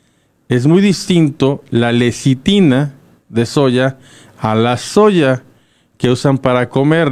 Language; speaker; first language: Spanish; native; Spanish